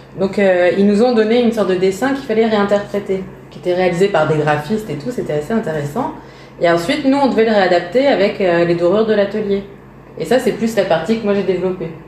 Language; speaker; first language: French; early bilingual, other home language; Hungarian